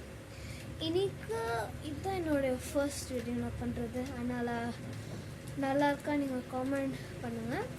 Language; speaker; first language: Tamil; early bilingual, heritage; Tamil